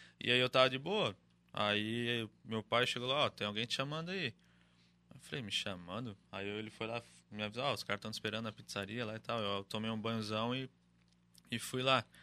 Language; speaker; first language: Portuguese; native; Portuguese